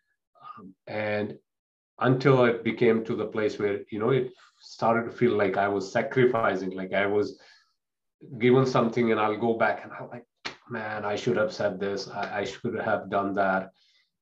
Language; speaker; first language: English; non-native, local second language; Punjabi